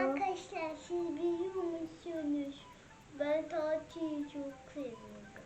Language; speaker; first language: Turkish; early bilingual, heritage; Turkish